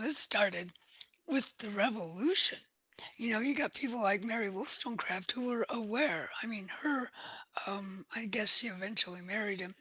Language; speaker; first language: English; native; English